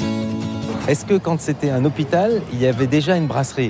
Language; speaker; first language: French; native; French